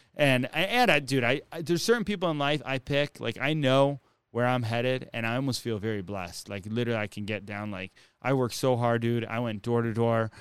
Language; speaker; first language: English; native; English